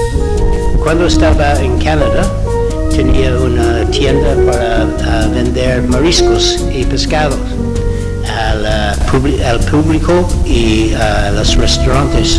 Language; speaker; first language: Spanish; non-native, learner; English